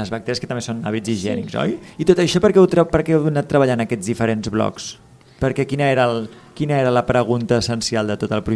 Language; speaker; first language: Catalan; native; Catalan